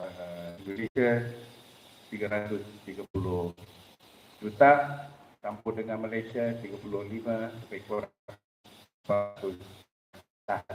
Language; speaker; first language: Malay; non-native, local second language; Min Nan Chinese